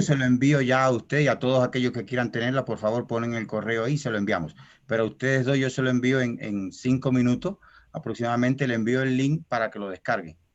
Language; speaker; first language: Spanish; native; Spanish